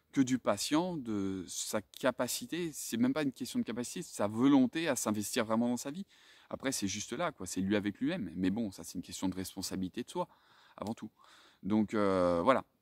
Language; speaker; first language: French; native; French